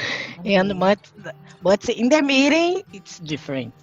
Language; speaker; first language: English; non-native, learner; Portuguese